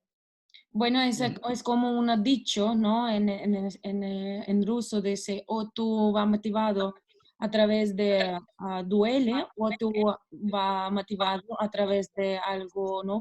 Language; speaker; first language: Spanish; non-native, learner; Russian